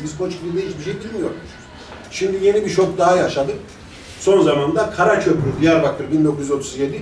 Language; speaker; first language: Turkish; non-native, local second language; Kurdish